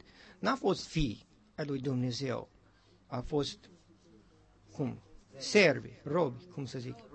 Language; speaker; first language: Romanian; non-native, learner; English